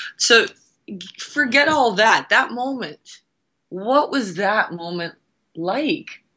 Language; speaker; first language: English; native; English